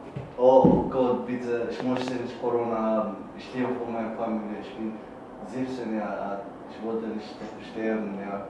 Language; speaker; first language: German; non-native, learner; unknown